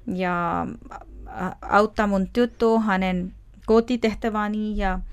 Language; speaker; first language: Finnish; non-native, fluent; Urdu